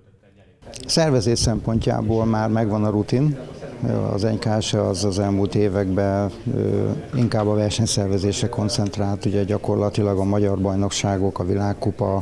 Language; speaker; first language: Hungarian; native; Hungarian